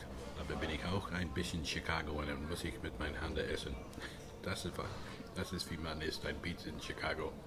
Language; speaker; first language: German; non-native, learner; English